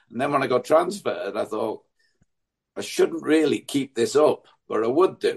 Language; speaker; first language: English; native; English